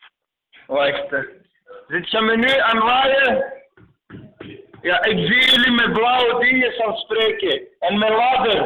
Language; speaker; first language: Dutch; non-native, fluent; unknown